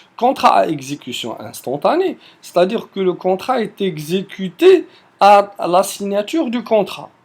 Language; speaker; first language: French; non-native, local second language; Arabic